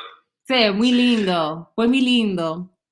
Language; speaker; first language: Spanish; non-native, learner; English